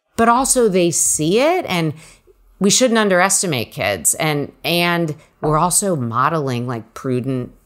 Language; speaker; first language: English; native; English